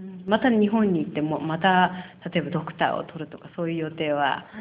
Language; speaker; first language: Japanese; native; Japanese